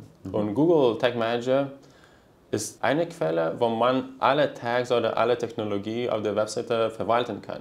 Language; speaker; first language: German; non-native, fluent; Lithuanian